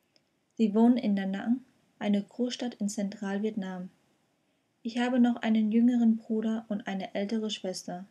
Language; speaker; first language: German; non-native, fluent; Vietnamese